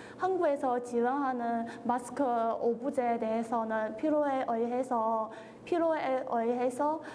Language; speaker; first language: Korean; non-native, learner; Chinese